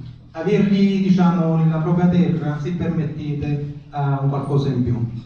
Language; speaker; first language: Italian; native; Italian